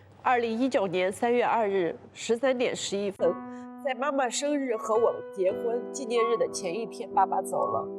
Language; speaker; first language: Chinese; native; Chinese